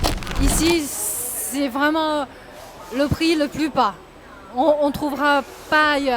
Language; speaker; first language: French; non-native, fluent; Chinese